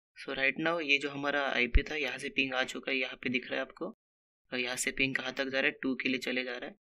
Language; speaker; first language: Hindi; non-native, local second language; Marathi